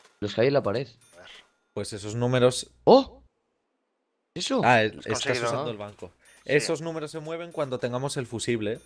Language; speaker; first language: Spanish; native; Spanish